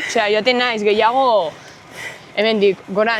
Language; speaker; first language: Basque; non-native, local second language; Spanish